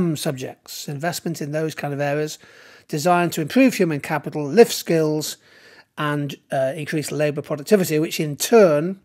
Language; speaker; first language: English; native; English